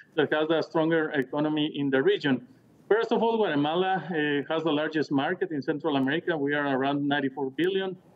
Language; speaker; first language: English; non-native, fluent; Spanish